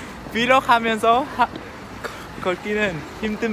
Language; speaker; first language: Korean; non-native, learner; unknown